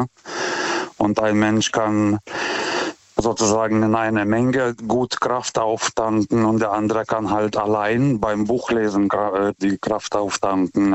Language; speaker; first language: German; native; German